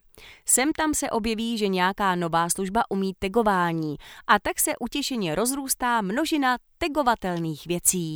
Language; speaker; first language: Czech; native; Czech